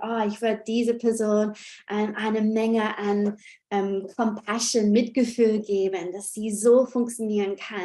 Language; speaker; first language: German; non-native, fluent; English